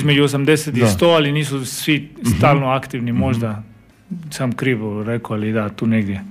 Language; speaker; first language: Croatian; non-native, learner; Spanish